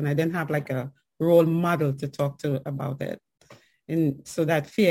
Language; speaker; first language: English; native; English